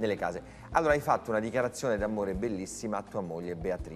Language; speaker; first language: Italian; native; Italian